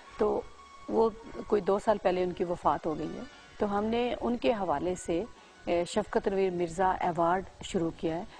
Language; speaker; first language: Urdu; non-native, local second language; Punjabi